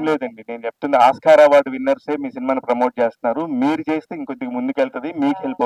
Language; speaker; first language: Telugu; native; Telugu